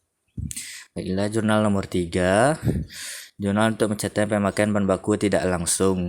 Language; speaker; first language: Indonesian; native; Indonesian